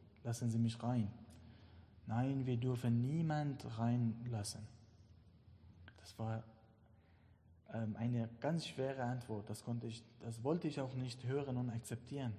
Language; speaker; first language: German; non-native, learner; Persian